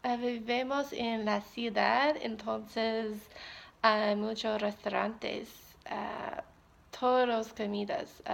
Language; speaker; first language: Spanish; non-native, learner; English